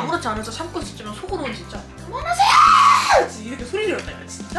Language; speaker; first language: Korean; native; Korean